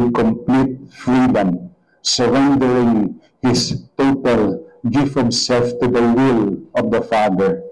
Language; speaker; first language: English; non-native, local second language; Hiligaynon